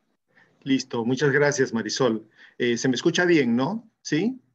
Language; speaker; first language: Spanish; native; Spanish